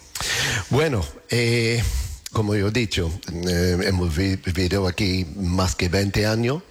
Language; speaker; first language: Spanish; non-native, learner; English